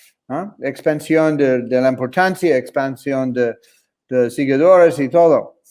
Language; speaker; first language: Spanish; non-native, fluent; English